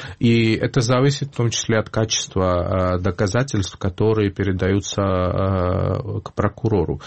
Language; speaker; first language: Russian; non-native, fluent; Georgian